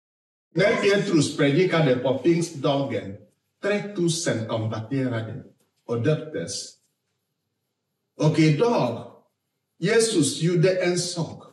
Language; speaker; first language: Swedish; non-native, fluent; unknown